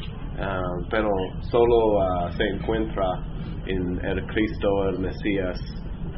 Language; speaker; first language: Spanish; non-native, fluent; English